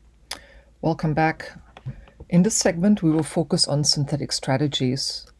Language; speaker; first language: English; native; English